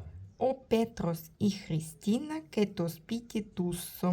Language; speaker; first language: Greek; non-native, learner; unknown